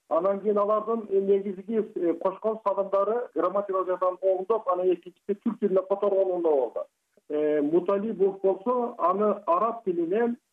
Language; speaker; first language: Kyrgyz; native; Kyrgyz